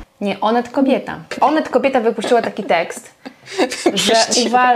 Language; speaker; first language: Polish; native; Polish